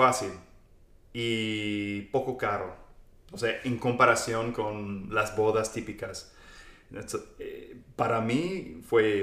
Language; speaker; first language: Spanish; non-native, fluent; English